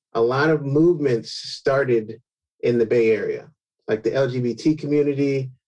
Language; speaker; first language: English; native; English